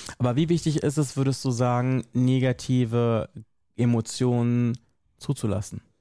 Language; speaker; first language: German; native; German